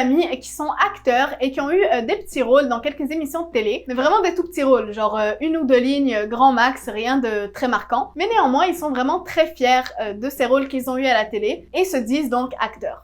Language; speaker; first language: French; native; French